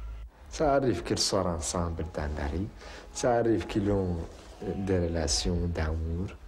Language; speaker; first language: French; non-native, learner; Arabic